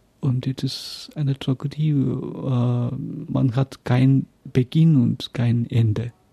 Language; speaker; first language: German; non-native, fluent; Tamil